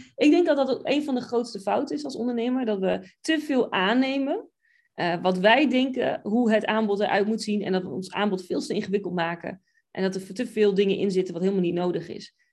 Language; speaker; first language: Dutch; native; Dutch